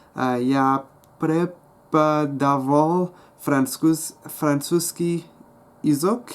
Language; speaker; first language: Russian; non-native, learner; English